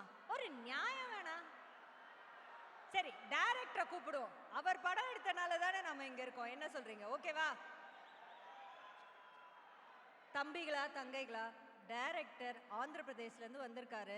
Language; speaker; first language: Tamil; native; Tamil